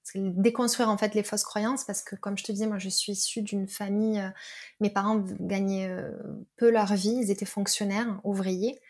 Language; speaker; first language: French; native; French